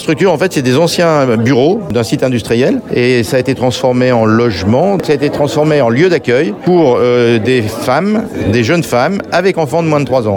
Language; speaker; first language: French; native; French